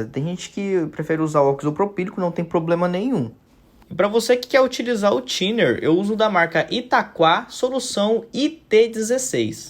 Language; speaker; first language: Portuguese; native; Portuguese